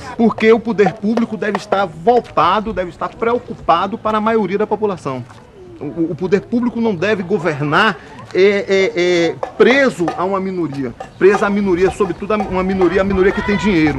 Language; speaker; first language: Portuguese; native; Portuguese